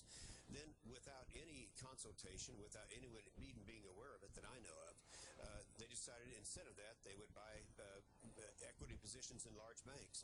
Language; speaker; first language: English; native; English